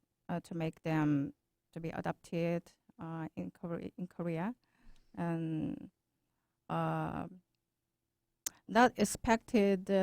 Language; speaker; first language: English; non-native, learner; Korean